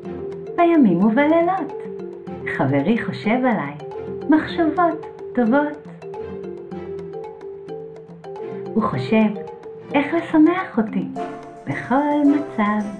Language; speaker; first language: Hebrew; native; Hebrew